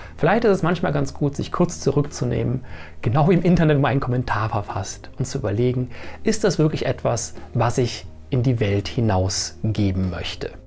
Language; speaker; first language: German; native; German